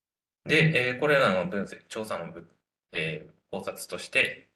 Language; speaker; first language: Japanese; native; Japanese